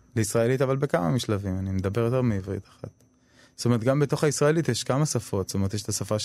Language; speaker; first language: Hebrew; early bilingual, other home language; Arabic